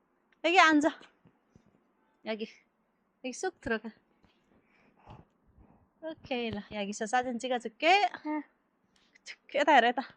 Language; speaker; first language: Korean; non-native, learner; Nepali